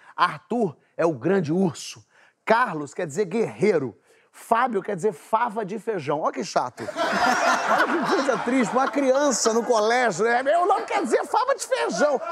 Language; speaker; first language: Portuguese; native; Portuguese